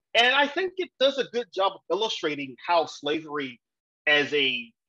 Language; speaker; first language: English; native; English